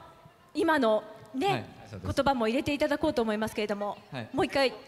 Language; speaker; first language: Japanese; native; Japanese